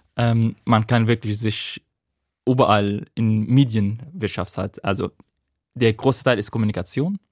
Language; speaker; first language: German; non-native, fluent; Arabic